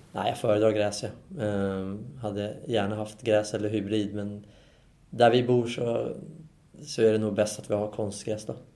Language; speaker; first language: Swedish; native; Swedish